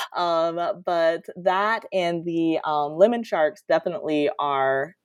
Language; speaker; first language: English; native; English